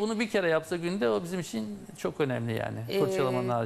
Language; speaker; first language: Turkish; native; Turkish